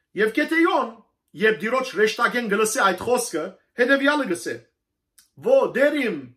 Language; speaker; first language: Armenian; native; Armenian